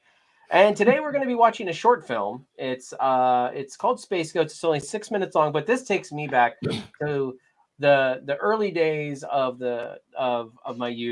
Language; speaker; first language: English; native; English